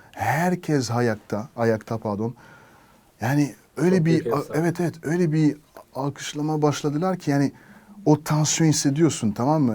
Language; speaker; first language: Turkish; non-native, fluent; French